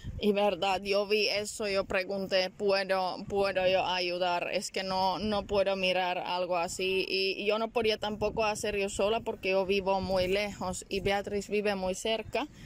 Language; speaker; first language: Spanish; non-native, learner; Finnish